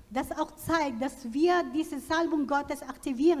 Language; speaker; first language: German; non-native, fluent; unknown